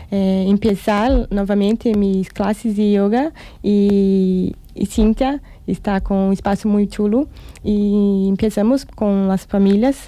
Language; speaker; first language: Spanish; non-native, learner; Portuguese